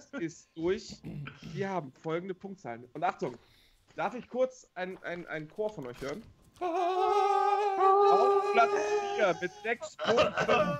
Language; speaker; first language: German; native; German